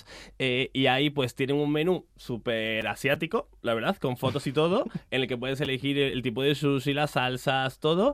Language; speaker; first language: Spanish; native; Spanish